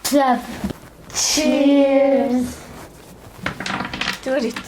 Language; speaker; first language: Mongolian; early bilingual, heritage; Mongolian